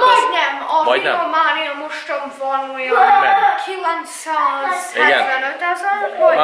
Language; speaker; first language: Hungarian; early bilingual, heritage; Hungarian